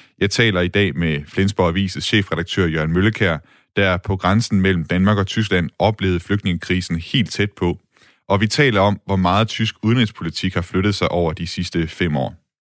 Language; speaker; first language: Danish; native; Danish